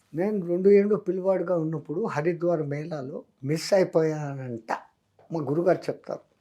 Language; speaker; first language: Telugu; non-native, local second language; Hindi